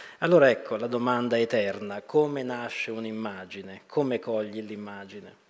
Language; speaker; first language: Italian; native; Italian